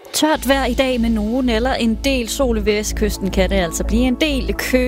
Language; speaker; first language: Danish; native; Danish